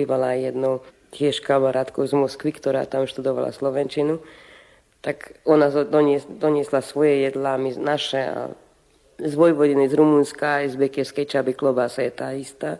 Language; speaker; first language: Slovak; early bilingual, heritage; Slovak